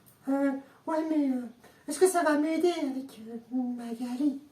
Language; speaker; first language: French; native; French